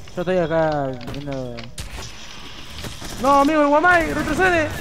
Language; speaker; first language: Spanish; native; Spanish